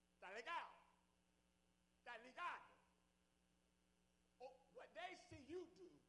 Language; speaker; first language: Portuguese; non-native, learner; English